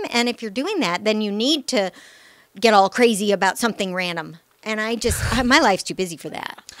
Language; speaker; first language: English; native; English